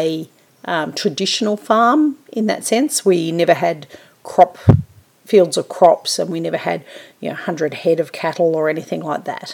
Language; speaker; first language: English; native; English